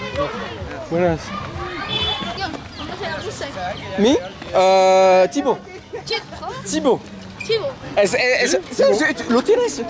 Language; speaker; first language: Spanish; non-native, learner; French